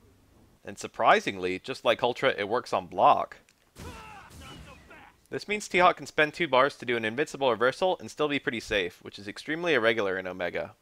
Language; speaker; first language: English; native; English